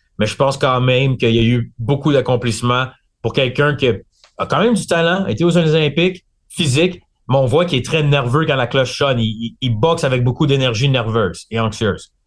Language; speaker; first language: French; native; French